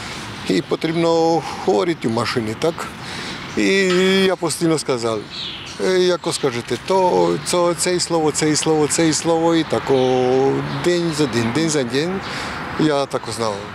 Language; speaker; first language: Ukrainian; non-native, learner; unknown